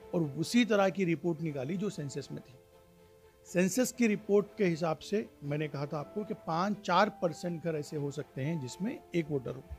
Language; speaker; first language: Hindi; non-native, local second language; Urdu